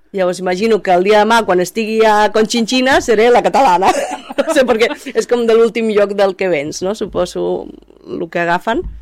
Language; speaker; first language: Catalan; non-native, fluent; Spanish